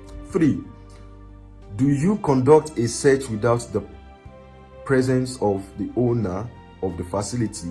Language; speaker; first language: English; non-native, local second language; Yoruba